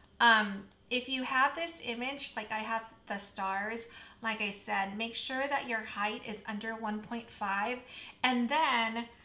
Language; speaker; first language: English; native; English